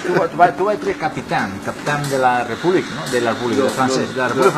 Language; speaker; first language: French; non-native, learner; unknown